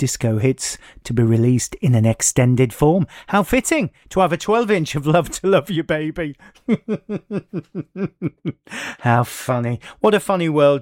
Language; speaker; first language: English; native; English